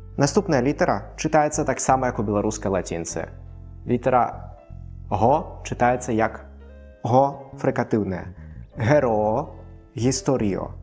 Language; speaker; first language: Belarusian; non-native, local second language; Russian